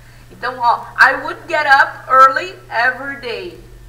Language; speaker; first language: English; non-native, fluent; Portuguese